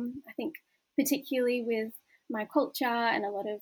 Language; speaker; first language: English; native; English